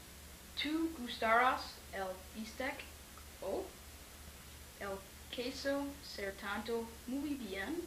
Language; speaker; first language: Spanish; non-native, learner; English